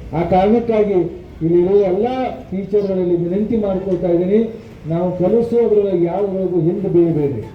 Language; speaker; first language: Kannada; native; Kannada